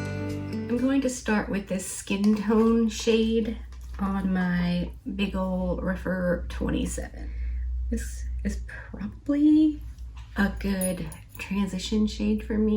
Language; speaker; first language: English; native; English